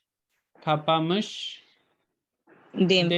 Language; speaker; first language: Turkish; non-native, fluent; Urdu